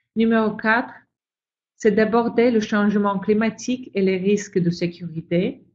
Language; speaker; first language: French; non-native, fluent; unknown